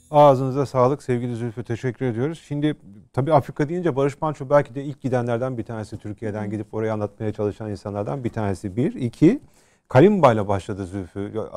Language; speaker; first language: Turkish; native; Turkish